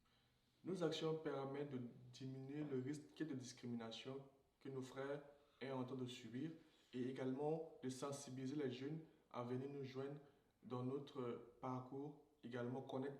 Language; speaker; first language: French; non-native, local second language; Sango